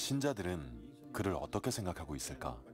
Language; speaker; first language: Korean; native; Korean